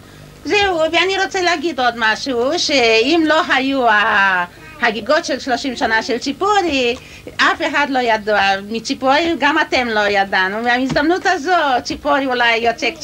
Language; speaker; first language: Hebrew; non-native, learner; Romanian